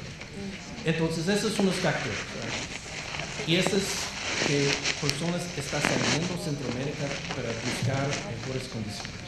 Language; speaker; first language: Spanish; non-native, fluent; English